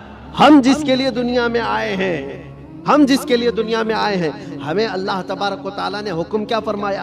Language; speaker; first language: Urdu; native; Urdu